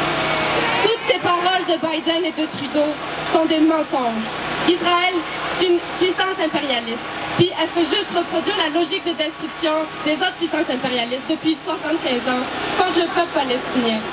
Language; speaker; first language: French; native; French